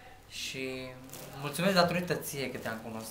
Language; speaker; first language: Romanian; native; Romanian